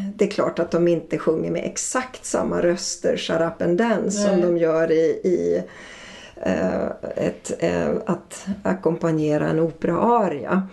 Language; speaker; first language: Swedish; native; Swedish